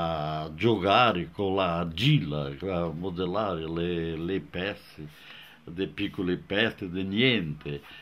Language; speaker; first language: Italian; non-native, fluent; Portuguese